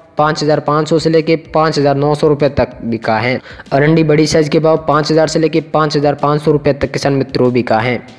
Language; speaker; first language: Hindi; native; Hindi